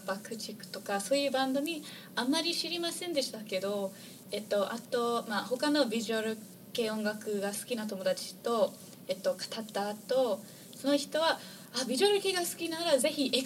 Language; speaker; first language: Japanese; non-native, fluent; English